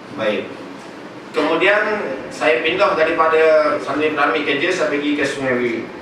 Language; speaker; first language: Malay; non-native, local second language; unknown